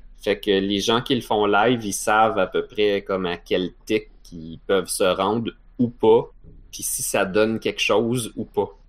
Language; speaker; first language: French; native; French